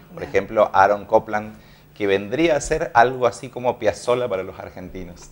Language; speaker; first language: Spanish; native; Spanish